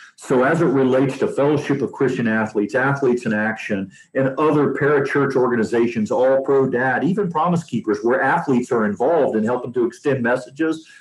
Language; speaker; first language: English; native; English